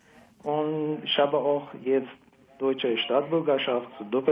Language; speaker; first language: German; non-native, fluent; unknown